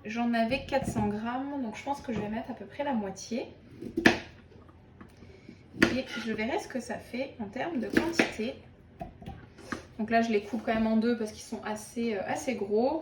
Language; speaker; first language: French; native; French